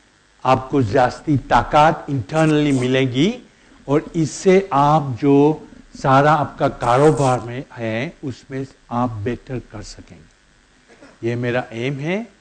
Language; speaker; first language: Hindi; non-native, learner; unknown